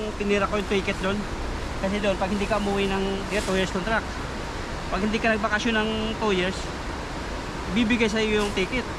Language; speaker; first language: Filipino; native; Filipino